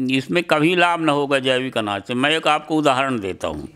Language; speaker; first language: Hindi; native; Hindi